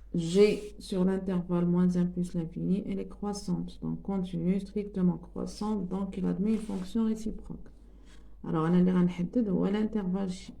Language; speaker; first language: French; non-native, local second language; Arabic